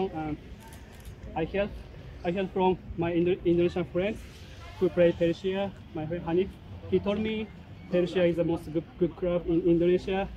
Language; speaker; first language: English; non-native, learner; Japanese